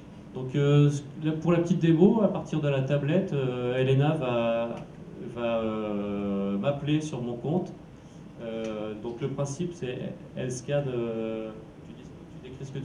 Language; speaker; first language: French; native; French